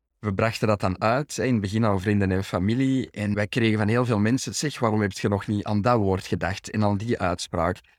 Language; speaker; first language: Dutch; native; Dutch